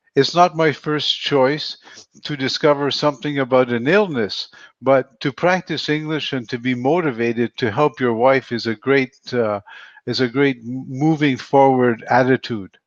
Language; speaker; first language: English; non-native, fluent; Spanish